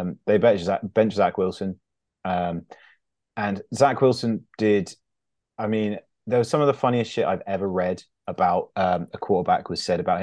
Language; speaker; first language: English; native; English